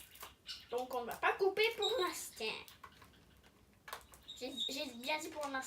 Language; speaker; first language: French; native; French